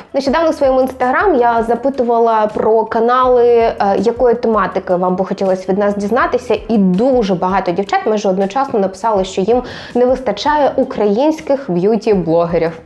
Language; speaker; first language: Ukrainian; non-native, local second language; Russian